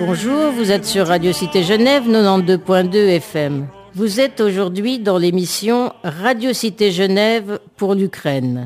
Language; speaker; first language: French; native; French